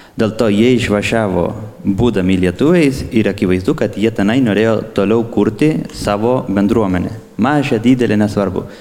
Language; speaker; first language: Lithuanian; early bilingual, heritage; Lithuanian